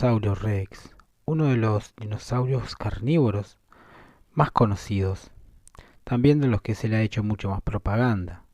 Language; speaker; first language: Spanish; native; Spanish